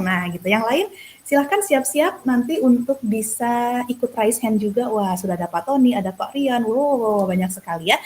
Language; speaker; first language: Indonesian; native; Indonesian